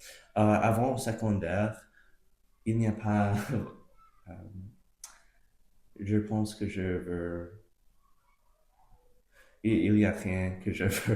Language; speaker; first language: French; non-native, local second language; English